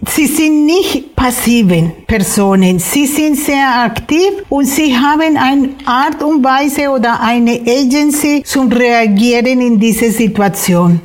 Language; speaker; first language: German; non-native, fluent; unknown